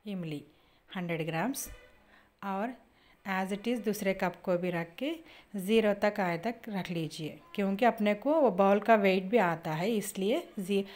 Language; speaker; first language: Hindi; non-native, local second language; Urdu